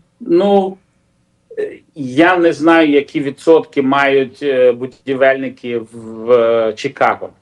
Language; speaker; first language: Ukrainian; non-native, local second language; Russian